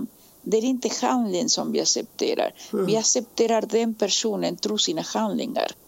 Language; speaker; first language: Swedish; non-native, fluent; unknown